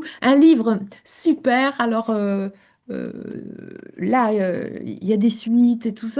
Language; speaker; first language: French; native; French